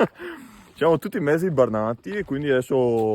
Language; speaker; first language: Italian; native; Italian